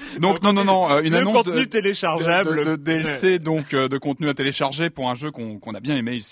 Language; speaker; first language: French; native; French